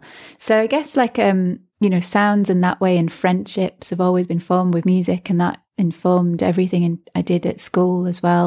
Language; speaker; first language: English; native; English